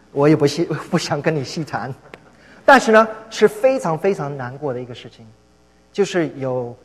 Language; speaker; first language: Chinese; non-native, fluent; English